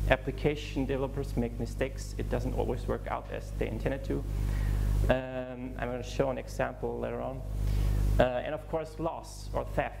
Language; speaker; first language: English; non-native, fluent; German